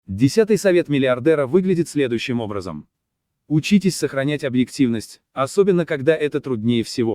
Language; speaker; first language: Russian; native; Russian